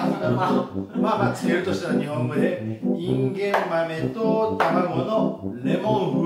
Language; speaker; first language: Japanese; native; Japanese